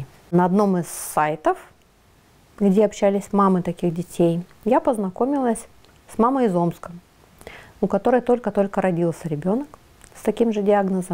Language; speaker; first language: Russian; native; Russian